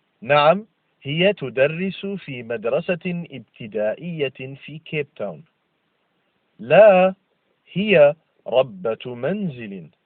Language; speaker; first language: Arabic; non-native, fluent; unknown